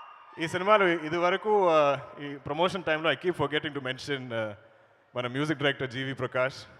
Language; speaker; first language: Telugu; non-native, learner; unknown